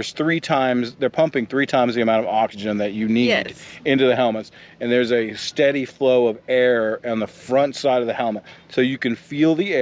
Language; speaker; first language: English; native; English